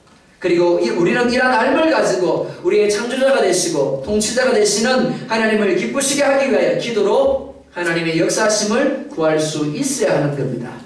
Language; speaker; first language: Korean; native; Korean